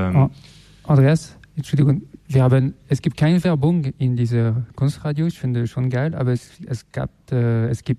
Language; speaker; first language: German; non-native, learner; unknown